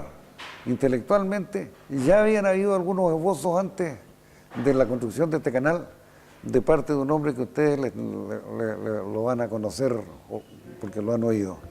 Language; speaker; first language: Spanish; native; Spanish